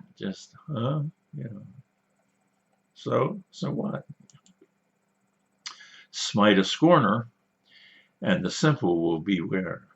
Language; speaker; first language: English; native; English